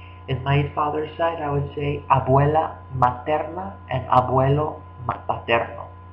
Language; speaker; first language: English; early bilingual, other home language; Spanish